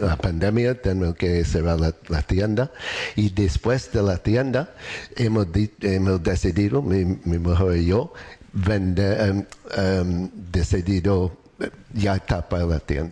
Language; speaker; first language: Spanish; non-native, learner; English